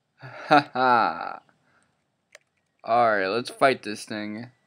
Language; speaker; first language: English; native; English